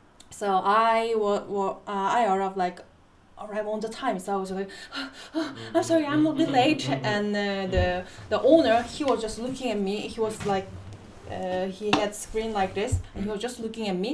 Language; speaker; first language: English; non-native, fluent; Korean